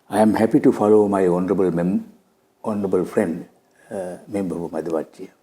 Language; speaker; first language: English; non-native, local second language; Sinhala